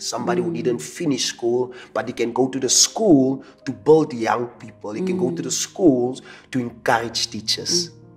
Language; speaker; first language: English; non-native, local second language; Afrikaans